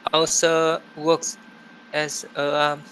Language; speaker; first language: English; non-native, learner; Vietnamese